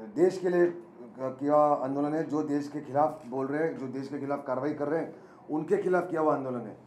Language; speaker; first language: Hindi; non-native, local second language; Marathi